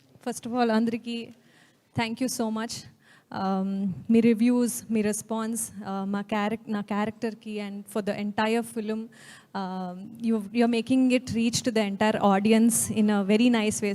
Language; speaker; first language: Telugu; non-native, learner; Kannada